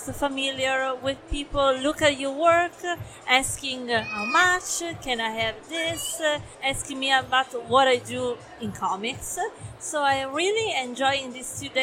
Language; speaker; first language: English; non-native, learner; Italian